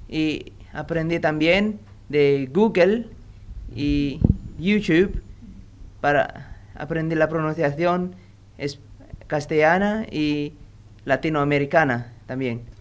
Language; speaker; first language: Spanish; non-native, learner; Indonesian